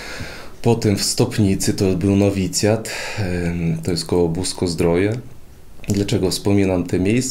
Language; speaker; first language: Polish; non-native, fluent; Russian